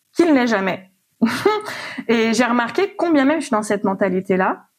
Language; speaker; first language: French; native; French